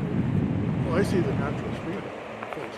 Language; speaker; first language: English; native; English